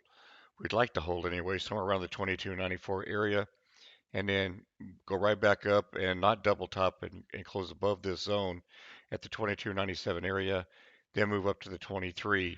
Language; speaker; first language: English; native; English